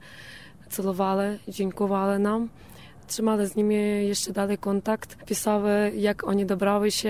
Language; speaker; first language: Polish; non-native, local second language; Ukrainian